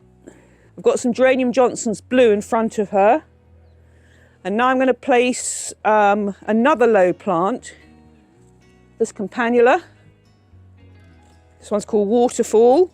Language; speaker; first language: English; native; English